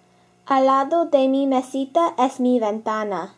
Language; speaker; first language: Spanish; non-native, learner; English